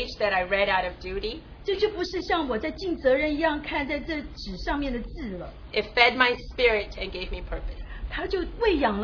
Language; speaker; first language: English; non-native, fluent; Portuguese